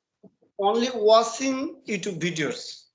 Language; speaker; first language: English; non-native, learner; Bangla